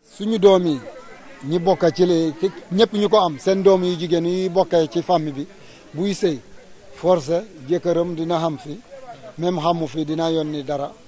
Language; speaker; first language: Wolof; non-native, local second language; Jola-Fonyi